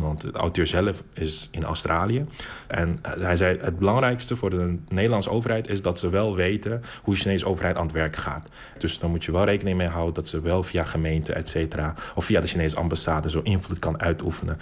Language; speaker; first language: Dutch; non-native, fluent; Uyghur